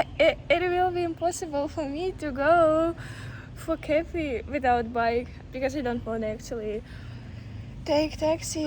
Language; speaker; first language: English; non-native, learner; Russian